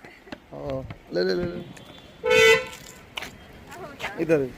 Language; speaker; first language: Hindi; native; Hindi